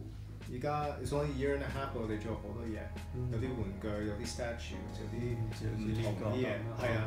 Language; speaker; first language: Cantonese; early bilingual, heritage; English